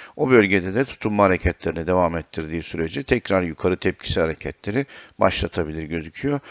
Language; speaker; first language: Turkish; native; Turkish